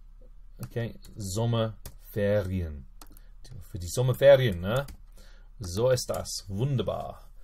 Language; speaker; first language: German; non-native, fluent; English